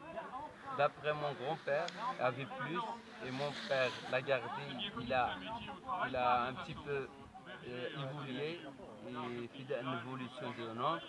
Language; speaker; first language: French; non-native, learner; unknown